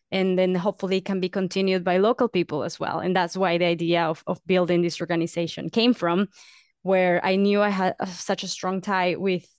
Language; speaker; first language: English; non-native, fluent; Spanish